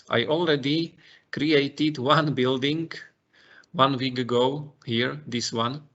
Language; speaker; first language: English; non-native, fluent; Slovak